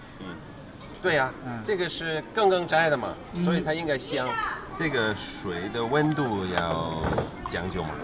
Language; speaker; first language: Chinese; non-native, fluent; English